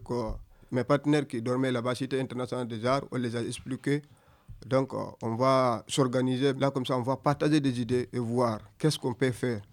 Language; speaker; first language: French; non-native, local second language; Fula